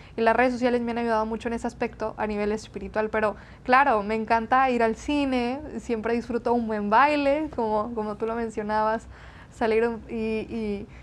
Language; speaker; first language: Spanish; native; Spanish